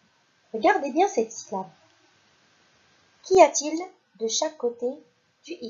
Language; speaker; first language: French; non-native, local second language; Arabic